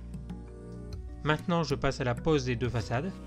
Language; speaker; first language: French; native; French